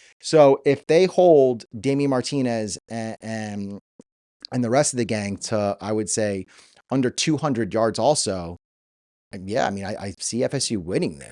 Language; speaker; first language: English; native; English